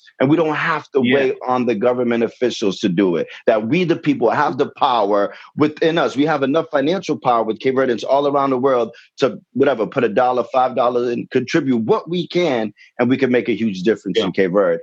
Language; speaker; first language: English; native; English